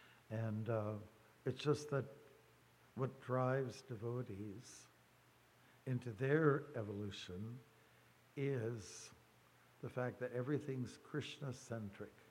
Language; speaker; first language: English; native; English